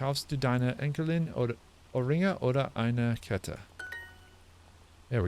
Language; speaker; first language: German; non-native, learner; English